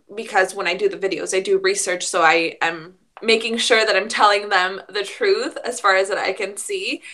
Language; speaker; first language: English; early bilingual, other home language; Spanish